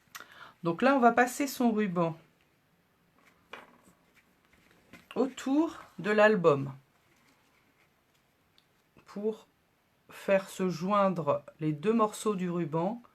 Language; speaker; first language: French; native; French